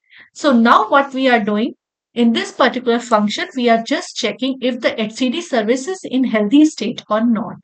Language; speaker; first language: English; non-native, local second language; Hindi